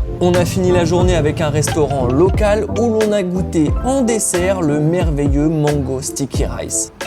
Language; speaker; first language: French; native; French